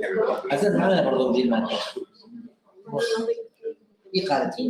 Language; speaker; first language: Arabic; native; Arabic